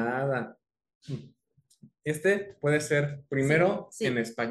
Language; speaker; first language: Spanish; native; Spanish